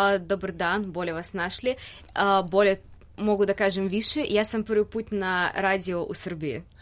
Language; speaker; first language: Serbian; non-native, fluent; Russian